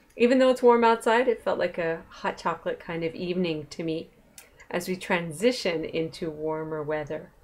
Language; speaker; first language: English; native; English